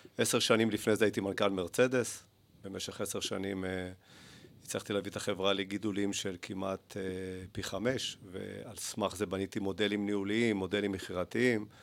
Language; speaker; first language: Hebrew; early bilingual, other home language; Spanish